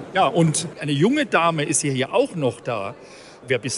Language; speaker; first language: German; native; German